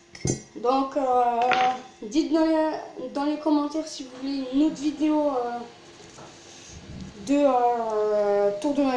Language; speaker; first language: French; native; French